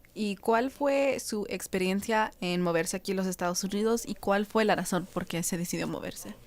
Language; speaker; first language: Spanish; early bilingual, heritage; Spanish